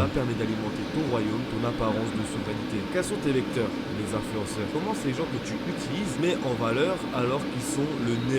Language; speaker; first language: French; native; French